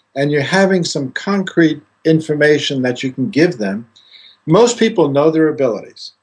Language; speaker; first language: English; non-native, fluent; Greek